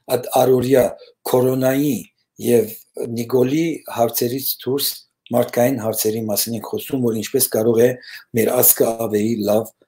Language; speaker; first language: Armenian; early bilingual, heritage; Armenian